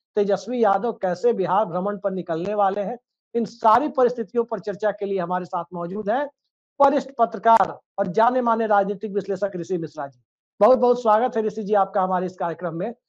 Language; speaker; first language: Hindi; native; Hindi